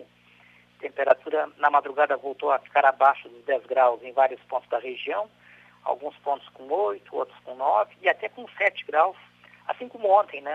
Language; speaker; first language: Portuguese; native; Portuguese